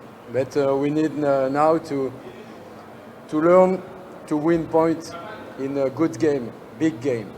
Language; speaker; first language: English; non-native, learner; French